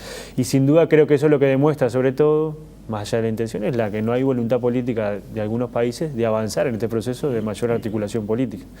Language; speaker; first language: Spanish; native; Spanish